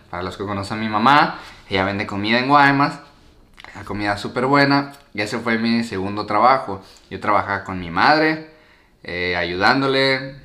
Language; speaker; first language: Spanish; native; Spanish